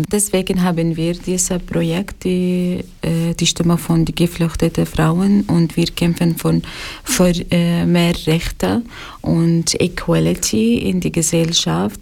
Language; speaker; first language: German; non-native, learner; Arabic